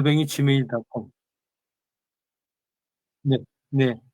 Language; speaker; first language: Korean; native; Korean